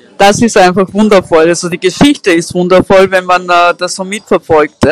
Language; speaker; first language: German; native; German